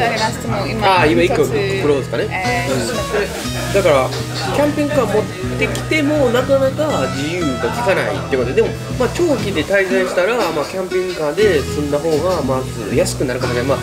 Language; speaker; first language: Japanese; native; Japanese